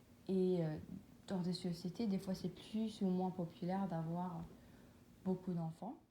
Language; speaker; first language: French; non-native, learner; English